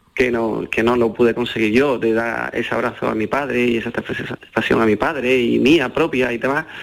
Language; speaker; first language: Spanish; native; Spanish